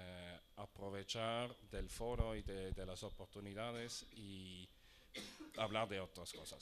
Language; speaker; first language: Spanish; non-native, fluent; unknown